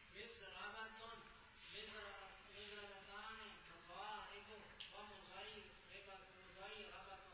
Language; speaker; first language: Arabic; non-native, learner; Punjabi